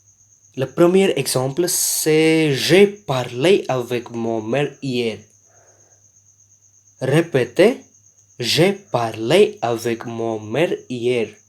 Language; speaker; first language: French; non-native, learner; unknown